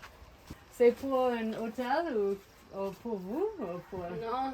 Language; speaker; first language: French; non-native, learner; English